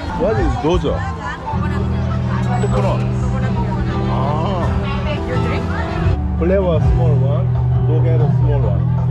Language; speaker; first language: English; non-native, learner; Korean